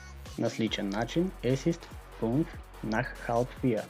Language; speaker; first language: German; non-native, fluent; Macedonian